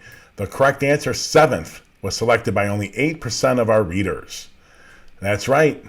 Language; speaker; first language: English; native; English